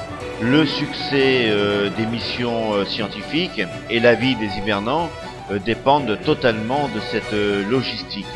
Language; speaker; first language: French; native; French